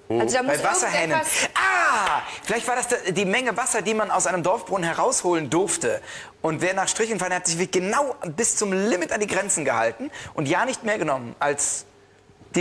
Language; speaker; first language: German; native; German